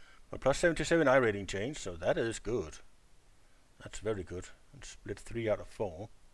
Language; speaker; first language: English; non-native, fluent; Danish